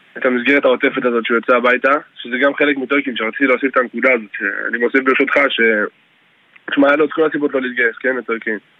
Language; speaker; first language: Hebrew; early bilingual, other home language; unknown